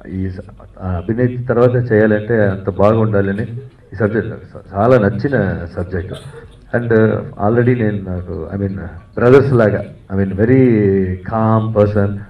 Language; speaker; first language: Telugu; non-native, fluent; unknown